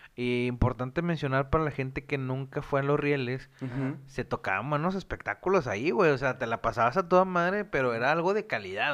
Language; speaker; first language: Spanish; native; Spanish